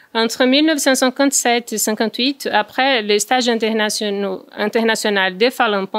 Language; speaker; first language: French; non-native, fluent; Portuguese